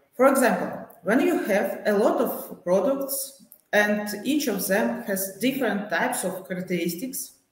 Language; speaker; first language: English; non-native, fluent; Russian